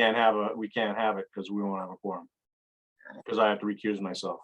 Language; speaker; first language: English; native; English